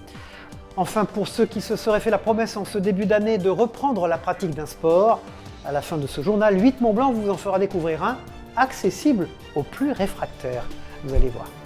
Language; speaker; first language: French; native; French